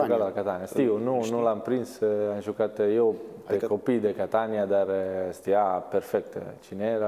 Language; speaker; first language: Romanian; non-native, learner; Italian